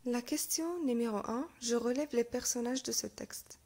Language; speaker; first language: French; non-native, local second language; Arabic